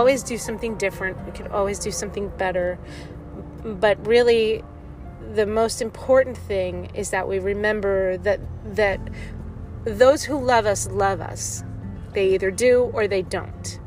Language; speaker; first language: English; native; English